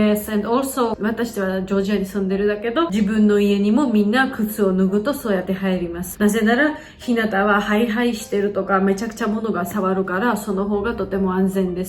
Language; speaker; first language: Japanese; non-native, fluent; Georgian